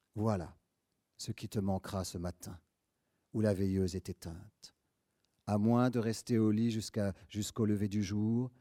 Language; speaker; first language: French; native; French